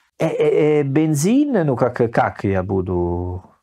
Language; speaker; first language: Russian; non-native, learner; Italian